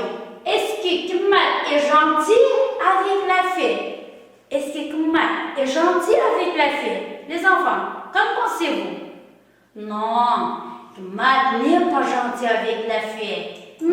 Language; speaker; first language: French; non-native, fluent; Uzbek